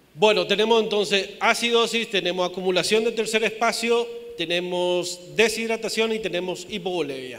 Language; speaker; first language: Spanish; native; Spanish